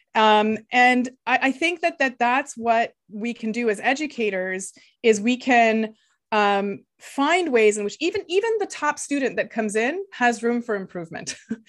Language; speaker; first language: English; non-native, fluent; Lithuanian